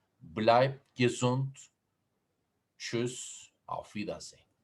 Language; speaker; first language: German; non-native, fluent; Turkish